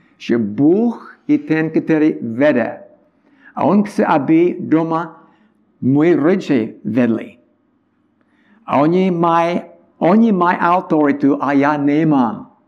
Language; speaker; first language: Czech; non-native, learner; English